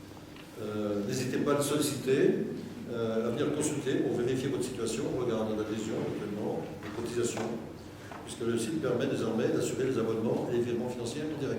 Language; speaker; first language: French; native; French